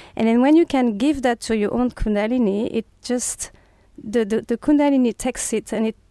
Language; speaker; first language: English; non-native, fluent; French